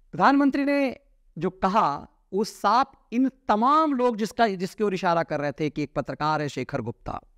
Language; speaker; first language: Hindi; native; Hindi